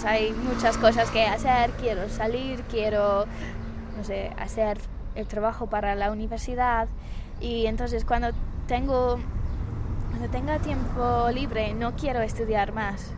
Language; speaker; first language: Spanish; non-native, fluent; English